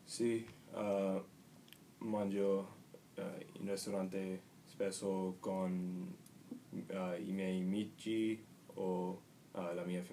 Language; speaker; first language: Italian; non-native, learner; English